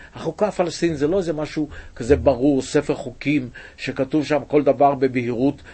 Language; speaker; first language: Hebrew; native; Hebrew